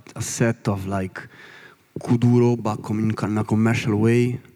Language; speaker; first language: English; non-native, learner; Italian